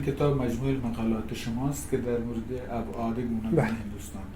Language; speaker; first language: Persian; non-native, fluent; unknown